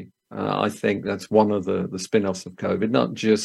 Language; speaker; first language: English; native; English